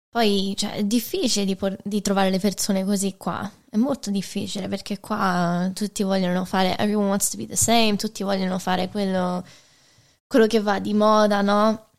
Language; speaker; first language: Italian; early bilingual, heritage; English